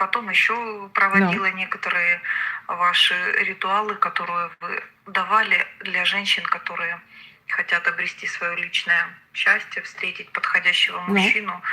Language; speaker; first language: Russian; native; Russian